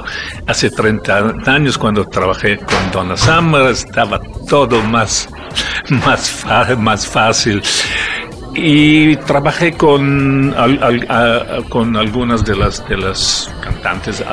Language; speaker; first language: Spanish; non-native, learner; Italian